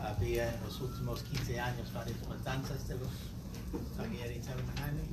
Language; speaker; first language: Spanish; non-native, fluent; English